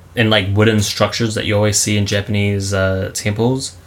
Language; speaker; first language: English; native; English